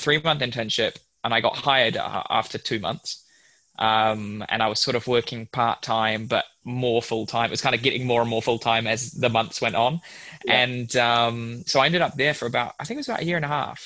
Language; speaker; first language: English; native; English